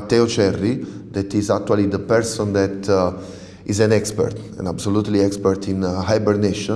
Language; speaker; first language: English; non-native, fluent; Italian